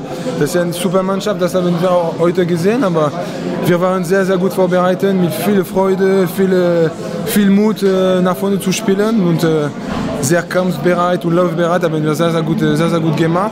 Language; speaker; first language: German; non-native, fluent; French